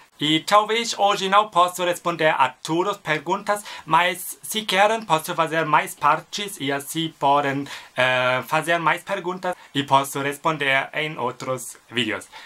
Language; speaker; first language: Portuguese; non-native, learner; German